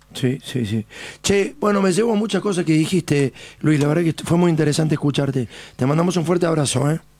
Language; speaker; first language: Spanish; native; Spanish